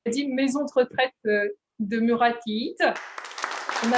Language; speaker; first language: French; native; French